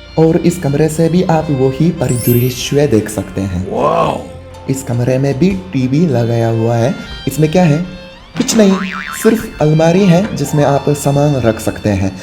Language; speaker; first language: Hindi; non-native, fluent; Japanese